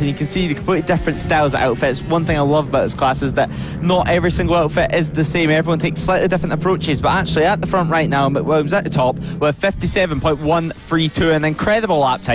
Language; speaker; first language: English; native; English